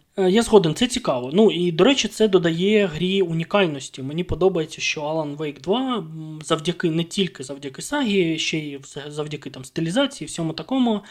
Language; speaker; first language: Ukrainian; non-native, local second language; Russian